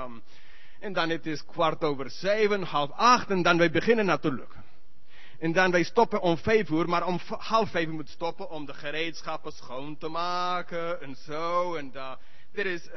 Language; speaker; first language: Dutch; non-native, learner; English